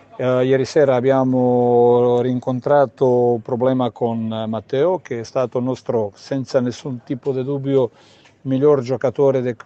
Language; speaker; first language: Italian; non-native, fluent; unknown